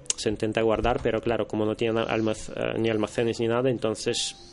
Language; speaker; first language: Spanish; non-native, fluent; Russian